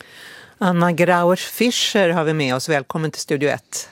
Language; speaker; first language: Swedish; native; Swedish